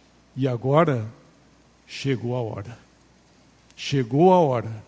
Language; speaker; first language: Portuguese; native; Portuguese